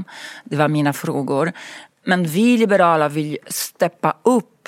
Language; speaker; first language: Swedish; non-native, fluent; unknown